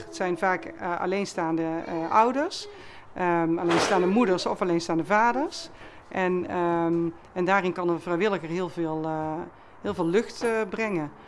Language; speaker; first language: Dutch; native; Dutch